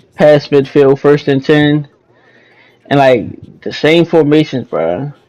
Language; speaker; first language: English; native; English